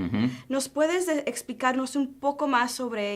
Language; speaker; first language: Spanish; early bilingual, heritage; Spanish